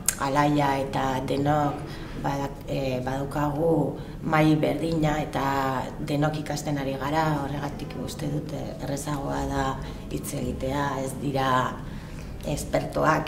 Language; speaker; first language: Basque; non-native, learner; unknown